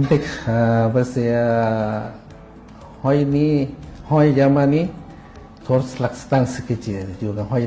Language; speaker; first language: Mongolian; non-native, fluent; Lao